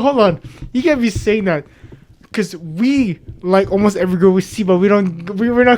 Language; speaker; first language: English; native; English